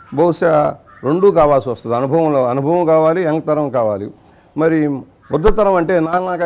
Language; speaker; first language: Telugu; native; Telugu